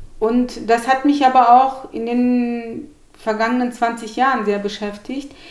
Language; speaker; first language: German; early bilingual, other home language; Turkish